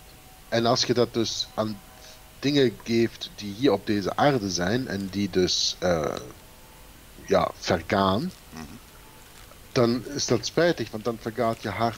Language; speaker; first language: Dutch; non-native, fluent; German